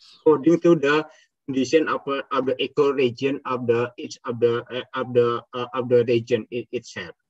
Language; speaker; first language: English; non-native, fluent; Indonesian